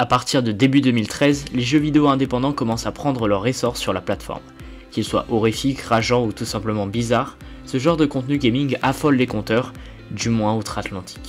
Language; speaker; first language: French; native; French